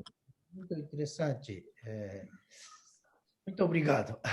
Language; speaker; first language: Portuguese; non-native, learner; Japanese